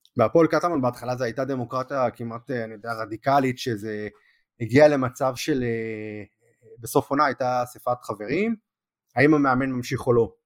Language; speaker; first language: Hebrew; native; Hebrew